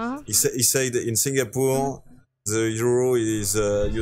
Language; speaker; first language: English; non-native, learner; French